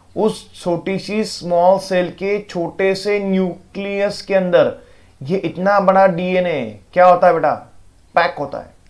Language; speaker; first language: Hindi; non-native, local second language; Marathi